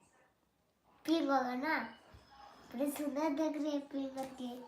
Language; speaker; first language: Hindi; non-native, local second language; Kok Borok